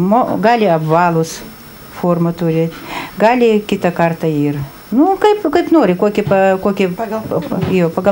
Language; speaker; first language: Lithuanian; non-native, local second language; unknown